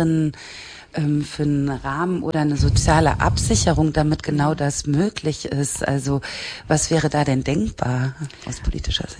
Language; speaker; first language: German; native; German